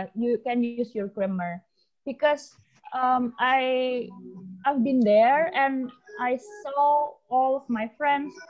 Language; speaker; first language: English; non-native, fluent; Indonesian